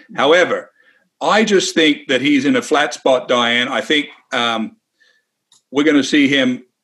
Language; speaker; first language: English; native; English